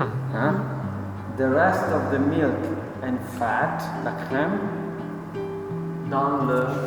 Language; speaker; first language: French; non-native, learner; Italian